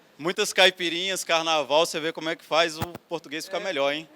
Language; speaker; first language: Portuguese; native; Portuguese